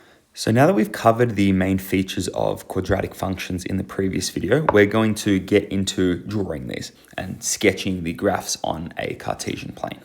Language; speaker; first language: English; native; English